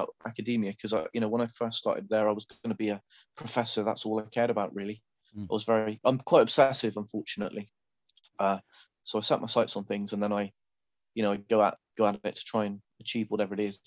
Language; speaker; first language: English; native; English